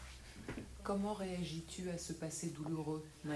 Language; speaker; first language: French; native; French